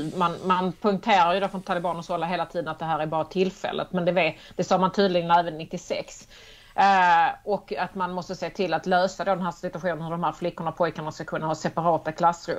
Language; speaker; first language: Swedish; native; Swedish